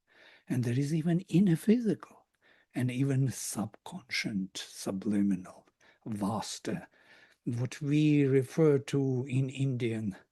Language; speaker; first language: English; non-native, fluent; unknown